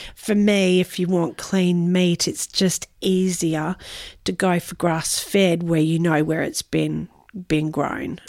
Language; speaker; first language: English; native; English